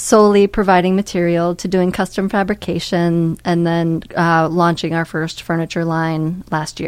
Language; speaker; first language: English; native; English